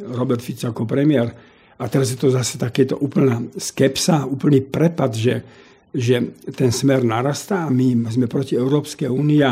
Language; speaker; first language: Slovak; native; Slovak